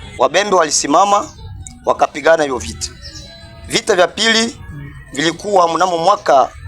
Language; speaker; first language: Swahili; non-native, local second language; Bembe